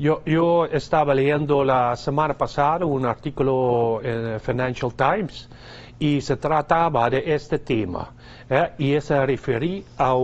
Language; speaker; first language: Spanish; non-native, fluent; Dutch